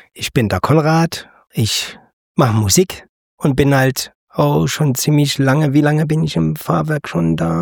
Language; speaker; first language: German; native; German